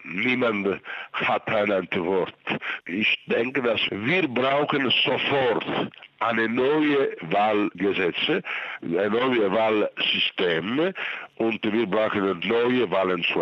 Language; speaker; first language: German; non-native, fluent; Italian